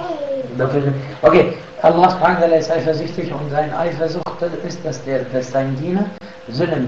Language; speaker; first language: German; non-native, fluent; Arabic